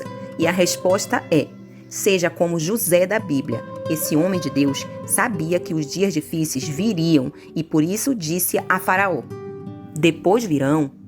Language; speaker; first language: Portuguese; native; Portuguese